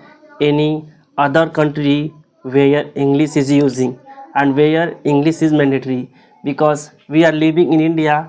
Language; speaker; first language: English; non-native, local second language; Hindi